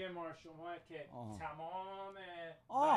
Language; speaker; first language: Persian; early bilingual, heritage; Persian